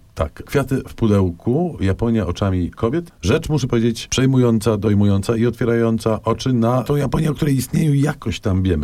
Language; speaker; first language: Polish; native; Polish